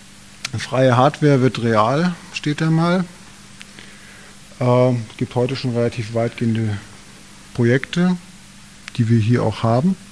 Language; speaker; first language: German; native; German